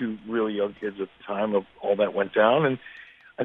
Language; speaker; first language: English; native; English